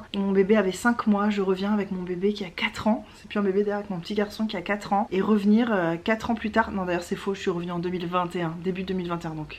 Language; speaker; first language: French; native; French